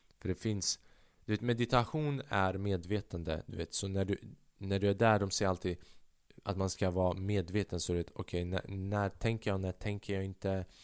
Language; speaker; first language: Swedish; early bilingual, other home language; Albanian